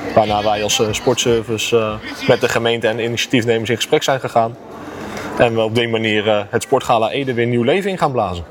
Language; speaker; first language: Dutch; native; Dutch